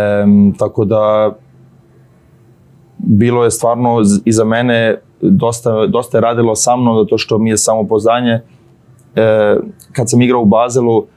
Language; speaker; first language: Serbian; early bilingual, heritage; Serbian